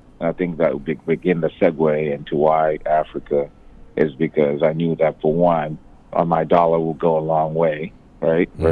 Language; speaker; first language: English; native; English